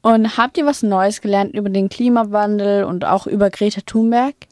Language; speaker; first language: German; native; German